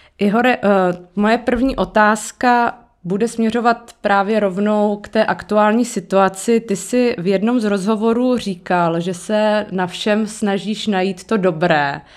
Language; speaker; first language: Czech; native; Czech